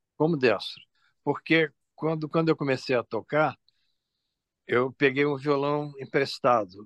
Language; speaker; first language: Portuguese; native; Portuguese